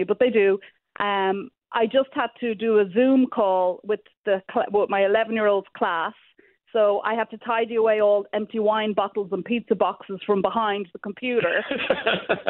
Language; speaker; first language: English; native; English